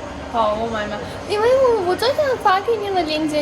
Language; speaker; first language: Chinese; non-native, fluent; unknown